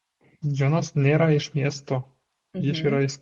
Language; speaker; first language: Lithuanian; non-native, learner; Russian